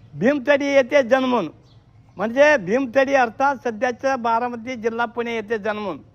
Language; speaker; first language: Marathi; non-native, local second language; Kannada